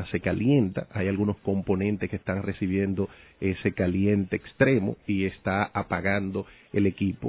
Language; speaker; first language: Spanish; native; Spanish